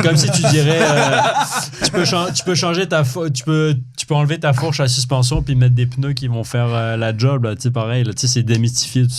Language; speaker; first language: French; native; French